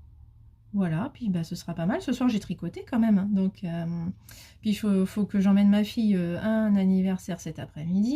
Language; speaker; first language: French; native; French